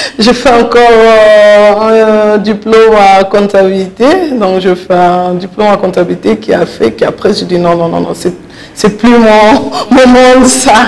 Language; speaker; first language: French; non-native, local second language; Lingala